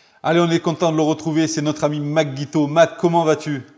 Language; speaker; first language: French; native; French